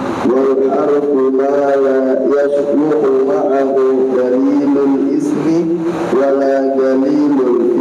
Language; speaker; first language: Arabic; non-native, learner; Indonesian